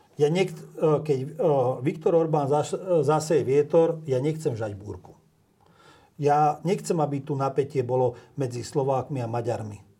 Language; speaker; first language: Slovak; non-native, local second language; Hungarian